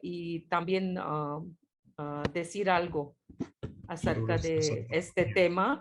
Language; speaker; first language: Spanish; non-native, fluent; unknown